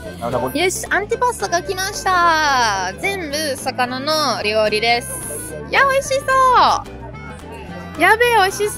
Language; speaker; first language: Japanese; non-native, fluent; Italian